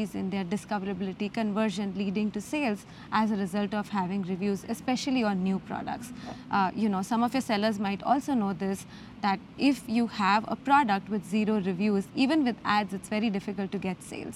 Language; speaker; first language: English; non-native, local second language; Gujarati